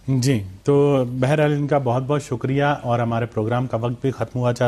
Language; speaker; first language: Urdu; native; Urdu